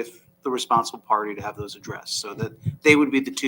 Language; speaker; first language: English; native; English